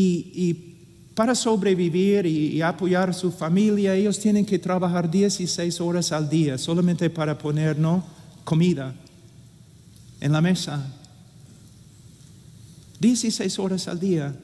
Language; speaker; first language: Spanish; non-native, fluent; English